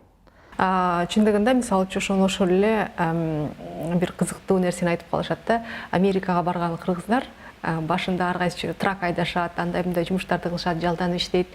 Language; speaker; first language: Kyrgyz; native; Kyrgyz